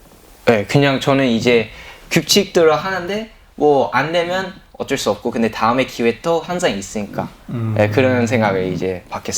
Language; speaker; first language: Korean; early bilingual, heritage; English